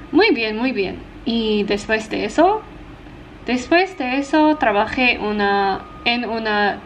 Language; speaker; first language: Spanish; non-native, learner; Afrikaans